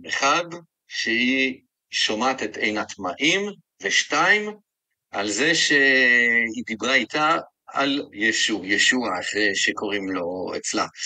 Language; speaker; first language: Hebrew; native; Hebrew